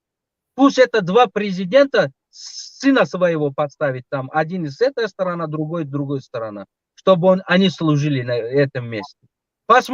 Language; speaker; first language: Russian; non-native, local second language; Tajik